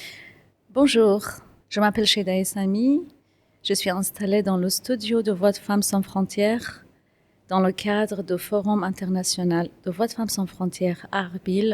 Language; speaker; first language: French; non-native, fluent; Kurdish